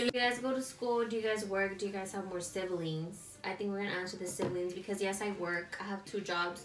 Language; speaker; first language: English; early bilingual, other home language; Spanish